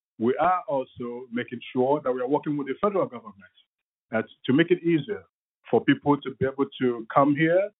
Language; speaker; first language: English; non-native, local second language; Igbo